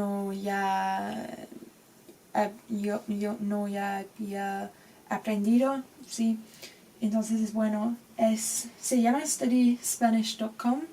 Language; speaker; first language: Spanish; non-native, learner; English